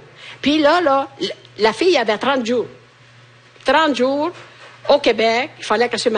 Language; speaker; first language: French; non-native, fluent; Italian